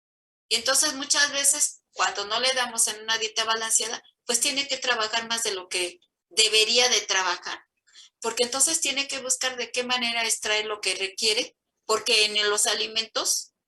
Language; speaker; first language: Spanish; native; Spanish